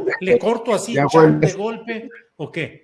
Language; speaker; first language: Spanish; native; Spanish